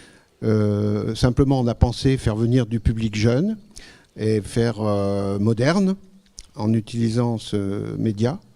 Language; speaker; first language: French; native; French